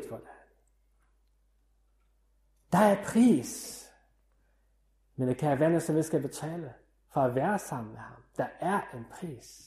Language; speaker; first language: Danish; non-native, fluent; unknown